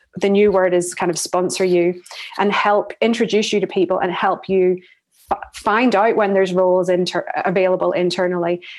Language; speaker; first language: English; native; English